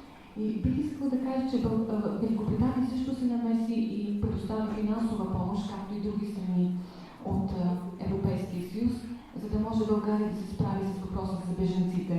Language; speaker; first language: Bulgarian; native; Bulgarian